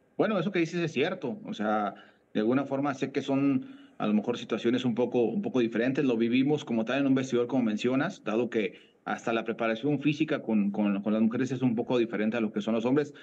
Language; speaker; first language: Spanish; native; Spanish